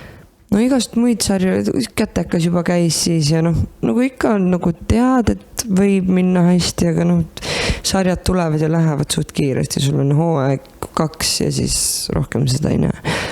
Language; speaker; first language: Estonian; native; Estonian